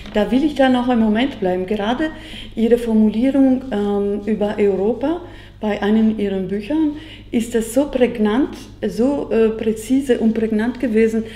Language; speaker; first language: German; non-native, fluent; Italian